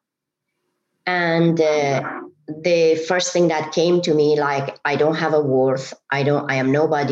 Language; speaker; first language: English; non-native, fluent; Persian